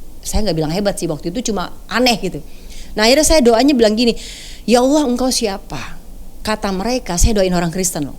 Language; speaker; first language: Indonesian; native; Indonesian